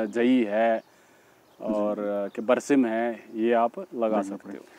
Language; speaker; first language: Hindi; native; Hindi